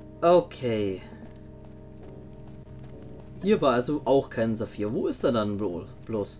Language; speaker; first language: German; native; German